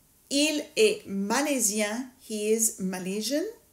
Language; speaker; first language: French; native; French